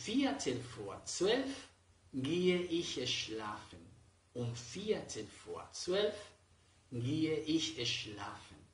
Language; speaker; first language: German; non-native, fluent; Spanish